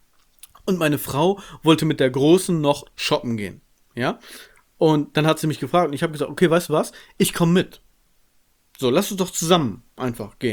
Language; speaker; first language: German; native; German